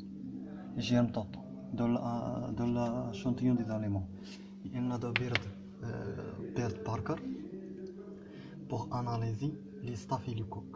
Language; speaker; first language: French; non-native, learner; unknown